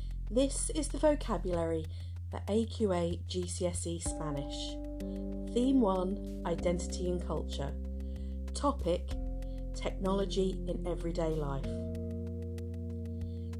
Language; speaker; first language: English; native; English